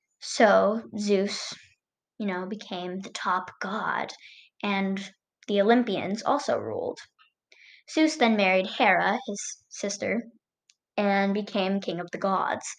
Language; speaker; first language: English; native; English